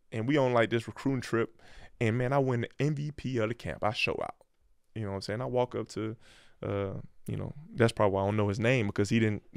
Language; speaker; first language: English; native; English